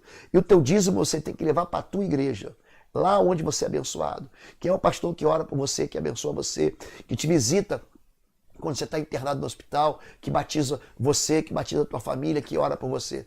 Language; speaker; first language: Portuguese; native; Portuguese